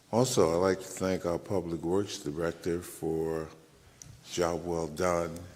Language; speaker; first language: English; native; English